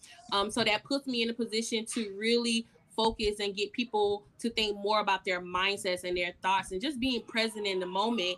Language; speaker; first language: English; native; English